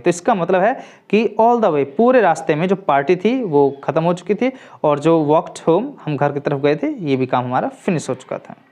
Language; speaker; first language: Hindi; native; Hindi